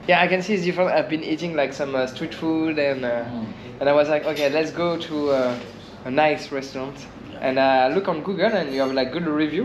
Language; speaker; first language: English; non-native, learner; French